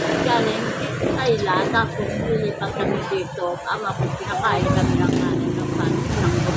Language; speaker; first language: Filipino; non-native, local second language; Cebuano